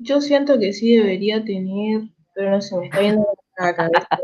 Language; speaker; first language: Spanish; native; Spanish